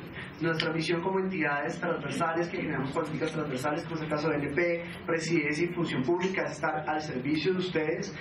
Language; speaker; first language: Spanish; native; Spanish